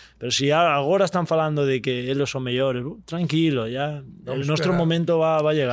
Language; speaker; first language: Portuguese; non-native, learner; Spanish